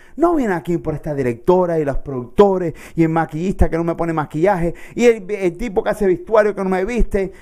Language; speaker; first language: Spanish; early bilingual, heritage; Spanish